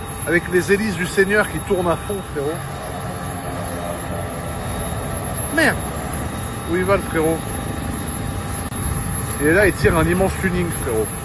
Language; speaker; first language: French; native; French